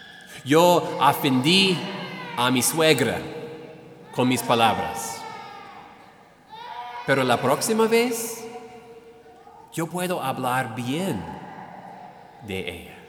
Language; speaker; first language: Spanish; non-native, fluent; English